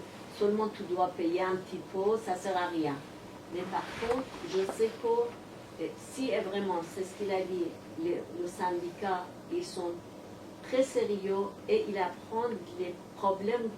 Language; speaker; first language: French; non-native, learner; Persian